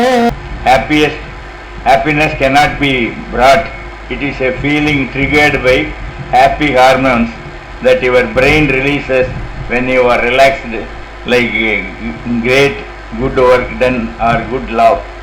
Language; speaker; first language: English; non-native, local second language; Tamil